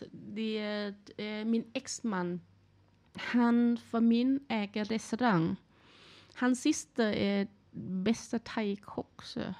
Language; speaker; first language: Swedish; non-native, learner; Thai